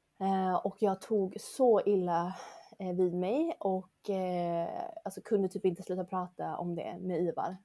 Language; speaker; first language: Swedish; early bilingual, other home language; Chinese